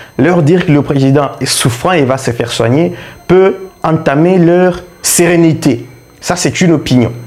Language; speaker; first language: French; non-native, local second language; Luba-Lulua